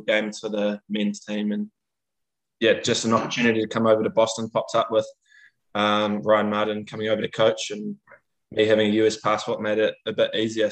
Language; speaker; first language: English; native; English